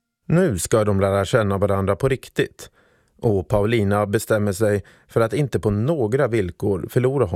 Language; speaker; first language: Swedish; native; Swedish